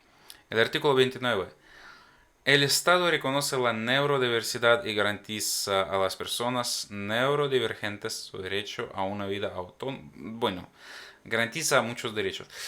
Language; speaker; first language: Spanish; non-native, fluent; Ukrainian